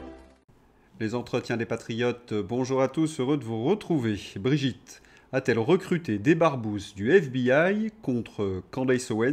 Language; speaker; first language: French; native; French